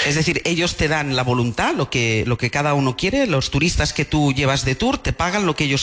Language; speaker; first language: Spanish; native; Spanish